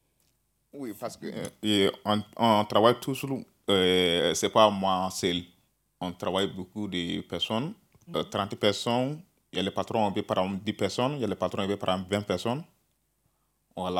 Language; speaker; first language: French; non-native, learner; Bambara